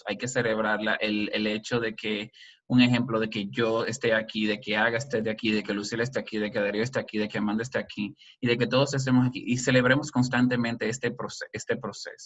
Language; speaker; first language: Spanish; native; Spanish